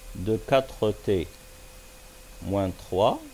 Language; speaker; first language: French; non-native, local second language; Arabic